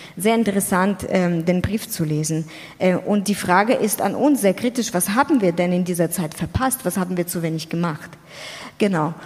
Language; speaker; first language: German; non-native, fluent; Ukrainian